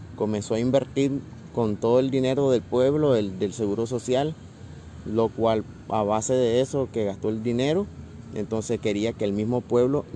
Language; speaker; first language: Spanish; native; Spanish